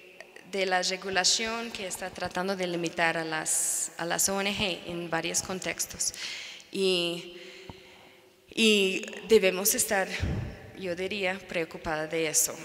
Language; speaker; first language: Spanish; non-native, fluent; English